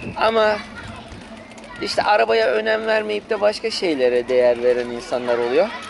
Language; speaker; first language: Turkish; early bilingual, heritage; Turkish